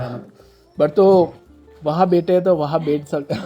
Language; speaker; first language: Hindi; non-native, local second language; Malayalam